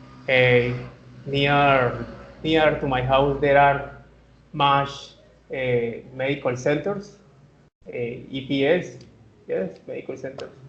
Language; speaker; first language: English; non-native, learner; Spanish